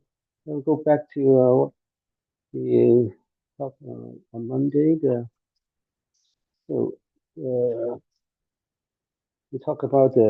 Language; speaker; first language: English; non-native, fluent; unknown